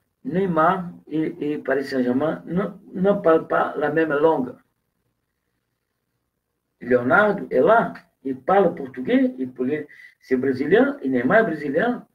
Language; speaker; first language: French; non-native, fluent; Portuguese